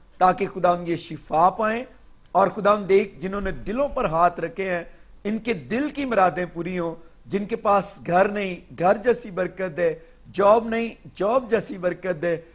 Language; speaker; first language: Urdu; non-native, local second language; Punjabi